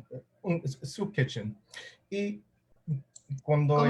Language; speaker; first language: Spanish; non-native, learner; English